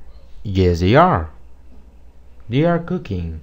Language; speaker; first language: English; non-native, fluent; Spanish